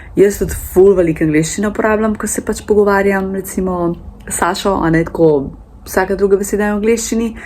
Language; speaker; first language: Slovenian; early bilingual, other home language; Serbian